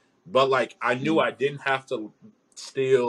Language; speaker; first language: English; native; English